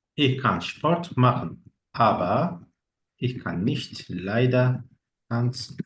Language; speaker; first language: German; non-native, fluent; Turkish